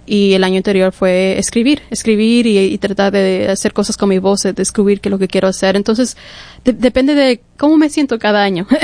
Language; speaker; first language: Spanish; early bilingual, heritage; English